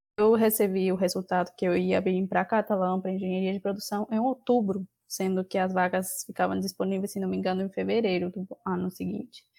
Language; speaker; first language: Portuguese; non-native, fluent; Spanish